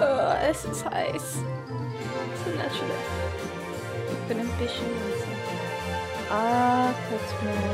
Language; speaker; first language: German; non-native, learner; English